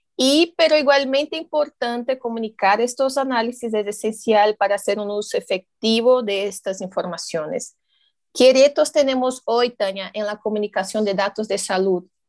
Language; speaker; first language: Spanish; non-native, fluent; Portuguese